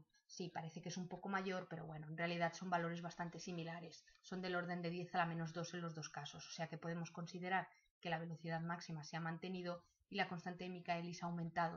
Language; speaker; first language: Spanish; native; Spanish